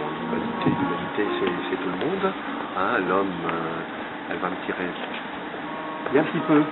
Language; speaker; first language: French; non-native, fluent; English